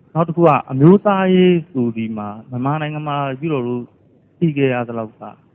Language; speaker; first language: Burmese; native; Burmese